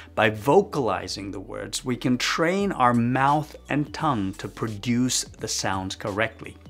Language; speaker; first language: English; non-native, fluent; Chinese